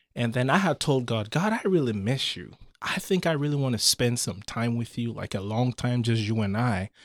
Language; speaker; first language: English; non-native, local second language; Akan